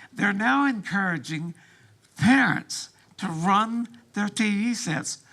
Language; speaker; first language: English; early bilingual, other home language; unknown